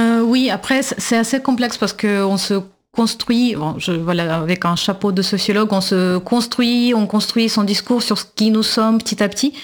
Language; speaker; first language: French; non-native, fluent; Russian